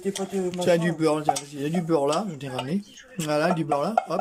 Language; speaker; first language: French; native; French